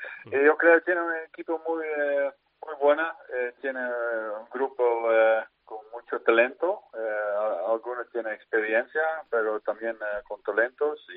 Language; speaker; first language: Spanish; non-native, fluent; Dutch